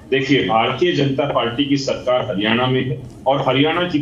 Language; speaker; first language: Hindi; native; Hindi